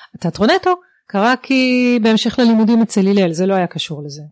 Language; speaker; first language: Hebrew; native; Hebrew